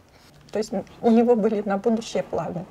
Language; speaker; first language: Russian; native; Russian